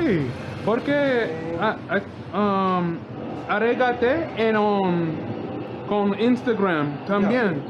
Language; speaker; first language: Spanish; non-native, learner; English